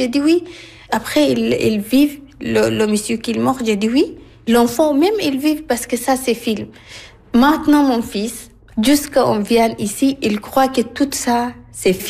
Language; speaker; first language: French; non-native, learner; Arabic